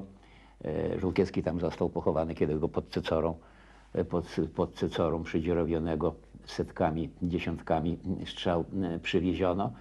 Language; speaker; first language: Polish; native; Polish